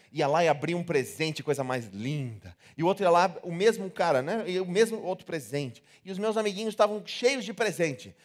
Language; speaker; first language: Portuguese; native; Portuguese